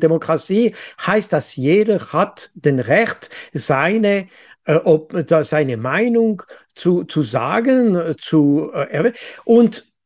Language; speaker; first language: German; non-native, local second language; French